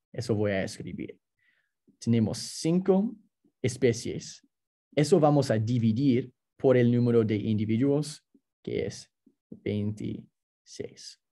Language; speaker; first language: Spanish; non-native, fluent; English